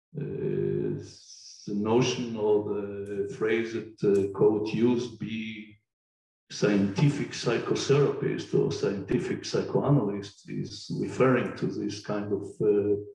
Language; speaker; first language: English; non-native, fluent; Hebrew